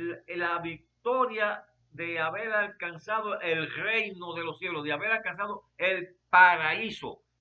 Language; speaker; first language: Spanish; native; Spanish